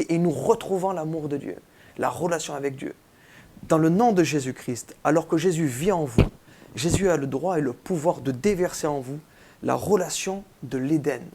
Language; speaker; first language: French; native; French